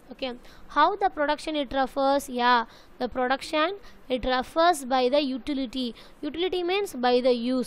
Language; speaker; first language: English; non-native, local second language; Tamil